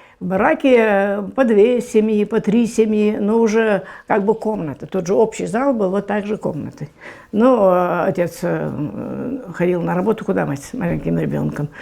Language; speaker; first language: Russian; non-native, local second language; German